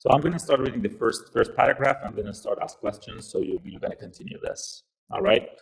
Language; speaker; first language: English; non-native, fluent; Persian